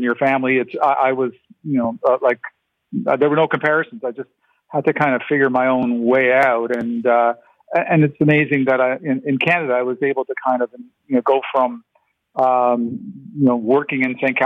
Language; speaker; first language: English; non-native, fluent; Ukrainian